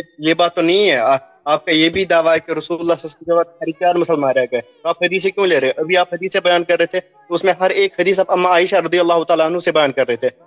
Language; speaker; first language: Urdu; non-native, local second language; Kashmiri